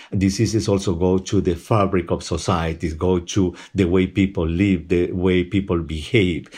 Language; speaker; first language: English; non-native, fluent; Spanish